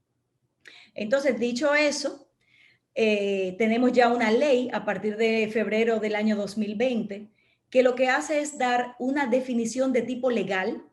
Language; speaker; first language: Spanish; native; Spanish